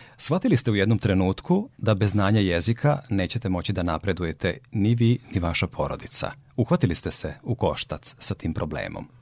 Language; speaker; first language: Serbian; native; Serbian